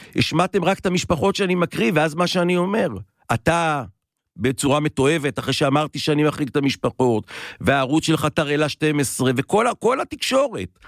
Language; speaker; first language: Hebrew; native; Hebrew